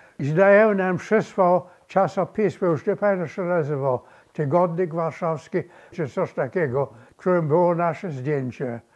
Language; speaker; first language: Polish; early bilingual, other home language; English